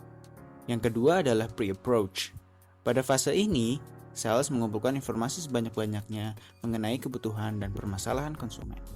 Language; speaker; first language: Indonesian; native; Indonesian